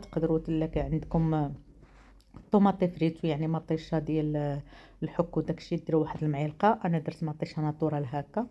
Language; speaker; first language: Arabic; native; Arabic